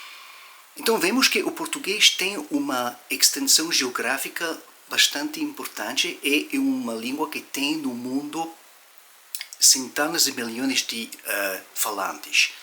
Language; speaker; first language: Portuguese; non-native, fluent; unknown